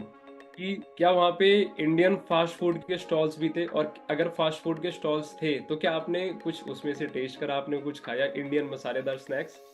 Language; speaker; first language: Hindi; native; Hindi